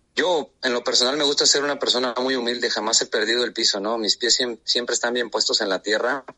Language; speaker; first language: Spanish; native; Spanish